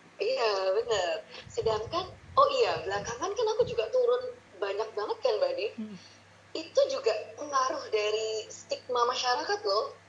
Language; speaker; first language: Indonesian; native; Indonesian